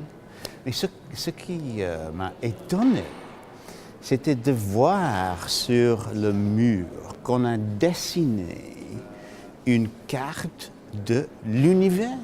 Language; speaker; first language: French; non-native, fluent; English